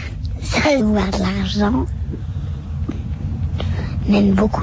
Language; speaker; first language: French; early bilingual, other home language; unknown